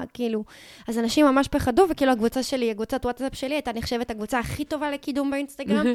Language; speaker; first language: Hebrew; non-native, fluent; English